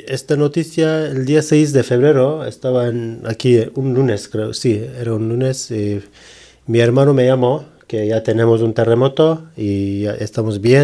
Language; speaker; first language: Spanish; non-native, learner; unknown